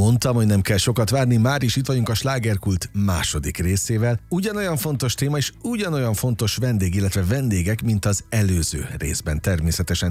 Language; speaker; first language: Hungarian; native; Hungarian